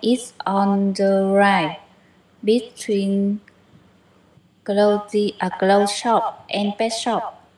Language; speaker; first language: English; non-native, learner; Vietnamese